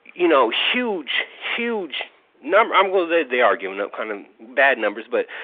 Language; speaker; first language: English; native; English